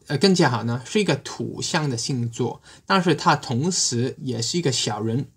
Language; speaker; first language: Chinese; non-native, local second language; Cantonese